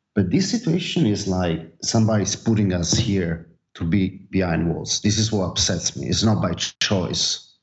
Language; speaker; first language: English; non-native, fluent; Italian